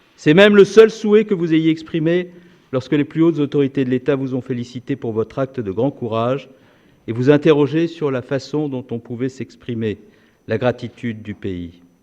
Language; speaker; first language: French; native; French